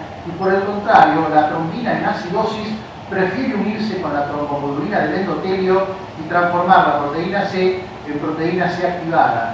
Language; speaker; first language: Spanish; native; Spanish